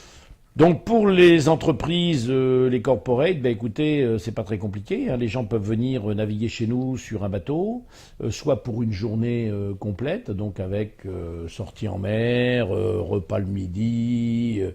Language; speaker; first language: French; native; French